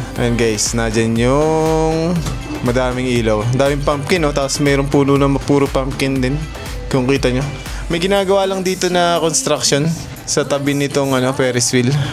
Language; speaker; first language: Filipino; native; Filipino